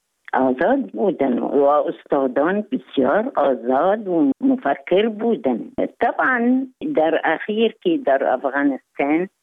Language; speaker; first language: Persian; non-native, fluent; Arabic